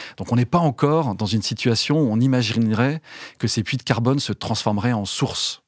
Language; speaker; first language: French; native; French